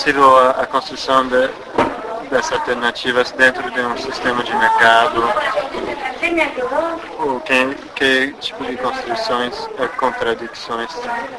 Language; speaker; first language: Spanish; non-native, fluent; English